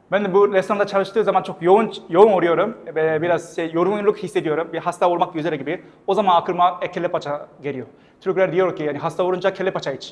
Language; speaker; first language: Turkish; non-native, fluent; Japanese